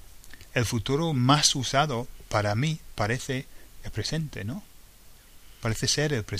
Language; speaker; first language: Spanish; non-native, fluent; English